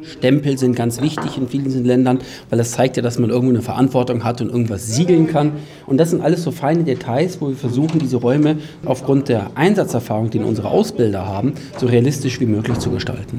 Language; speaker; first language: German; native; German